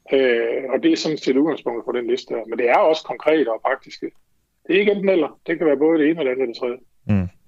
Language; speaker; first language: Danish; native; Danish